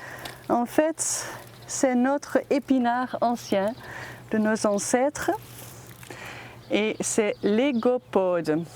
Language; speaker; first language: French; non-native, fluent; Dutch